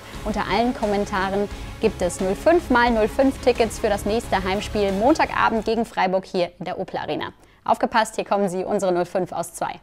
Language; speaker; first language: German; native; German